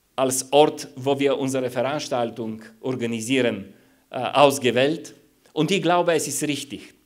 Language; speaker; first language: German; non-native, fluent; Bulgarian